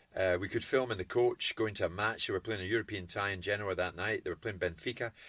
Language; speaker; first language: English; native; English